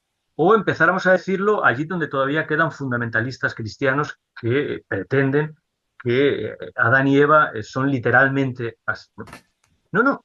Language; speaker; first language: Spanish; native; Spanish